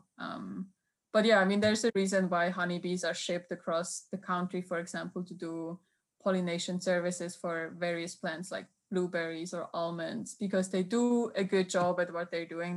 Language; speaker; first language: English; non-native, fluent; Swiss German